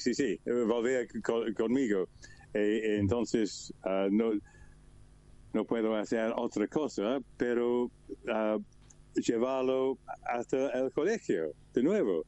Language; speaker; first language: Spanish; non-native, learner; English